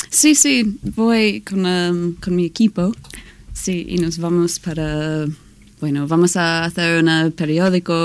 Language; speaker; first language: Spanish; non-native, learner; English